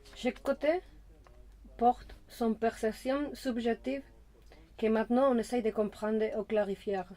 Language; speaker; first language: French; non-native, fluent; Spanish